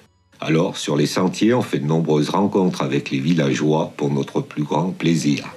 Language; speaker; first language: French; native; French